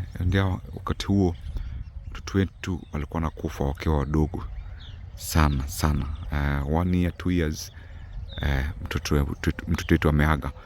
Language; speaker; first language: Swahili; non-native, local second language; Luo (Kenya and Tanzania)